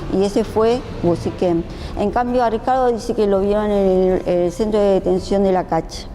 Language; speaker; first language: Spanish; early bilingual, other home language; Japanese